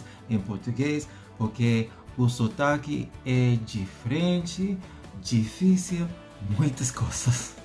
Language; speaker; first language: Portuguese; non-native, learner; English